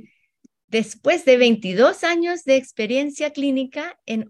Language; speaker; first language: Spanish; early bilingual, heritage; Spanish